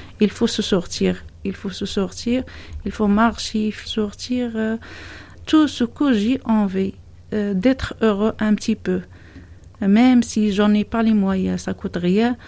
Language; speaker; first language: French; non-native, learner; Arabic